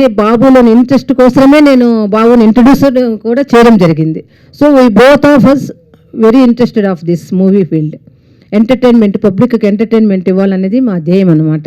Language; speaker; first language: Telugu; native; Telugu